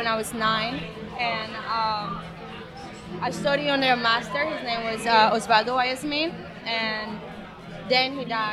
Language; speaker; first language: English; non-native, fluent; Spanish